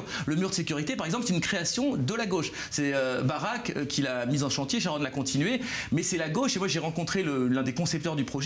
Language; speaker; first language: French; native; French